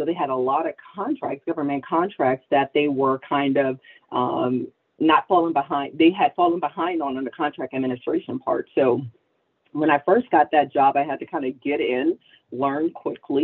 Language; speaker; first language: English; native; English